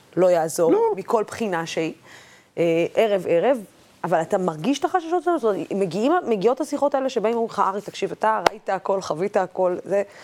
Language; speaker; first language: Hebrew; non-native, local second language; Arabic